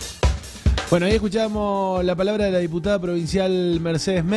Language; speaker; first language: Spanish; native; Spanish